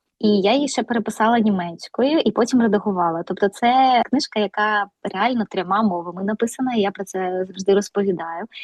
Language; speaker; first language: Ukrainian; non-native, local second language; Russian